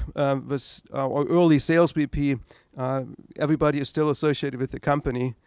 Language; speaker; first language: English; non-native, fluent; German